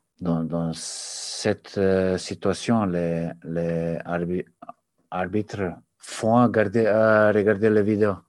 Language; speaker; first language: French; non-native, learner; Serbian